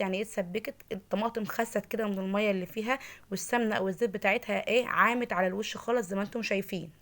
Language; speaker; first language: Arabic; native; Arabic